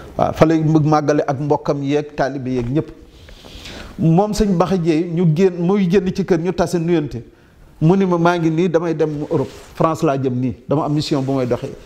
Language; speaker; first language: Wolof; native; Wolof